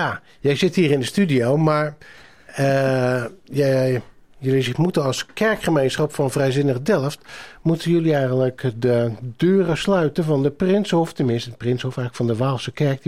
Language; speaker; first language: Dutch; native; Dutch